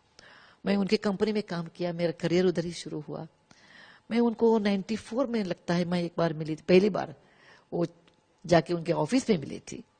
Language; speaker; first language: Hindi; non-native, local second language; Kannada